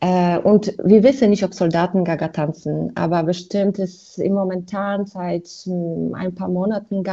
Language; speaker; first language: German; non-native, fluent; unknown